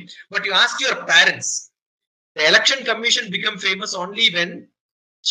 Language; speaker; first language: English; non-native, local second language; Malayalam